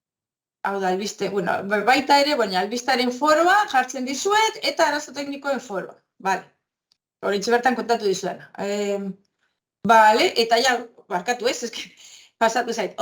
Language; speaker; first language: Basque; native; Basque